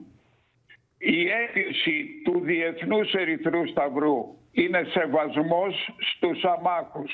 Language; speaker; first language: Greek; native; Greek